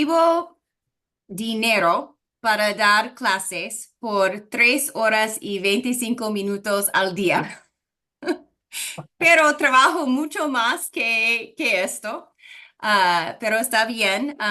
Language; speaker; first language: Spanish; non-native, fluent; English